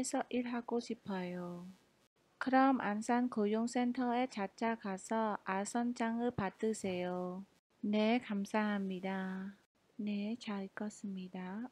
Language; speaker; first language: Korean; non-native, fluent; Khmer